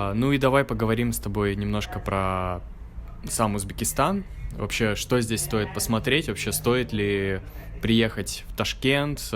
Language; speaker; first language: Russian; native; Russian